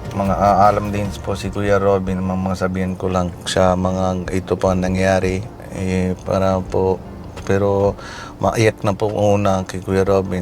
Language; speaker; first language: Filipino; non-native, learner; Punjabi